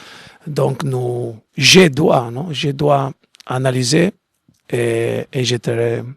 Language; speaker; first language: French; non-native, learner; Italian